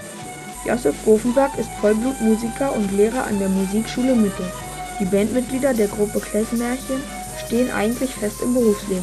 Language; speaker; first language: German; native; German